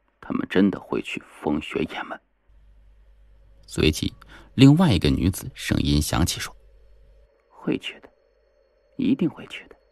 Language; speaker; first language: Chinese; native; Chinese